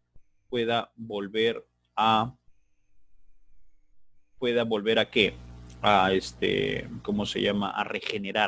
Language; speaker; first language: Spanish; native; Spanish